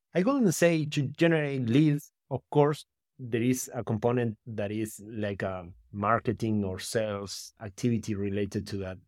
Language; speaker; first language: English; non-native, fluent; Spanish